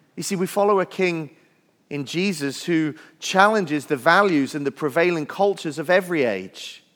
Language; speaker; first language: English; native; English